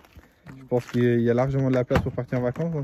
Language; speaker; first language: French; native; French